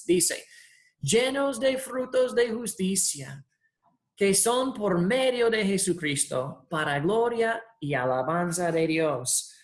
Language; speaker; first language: Spanish; non-native, fluent; English